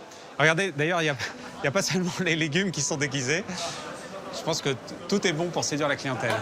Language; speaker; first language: French; native; French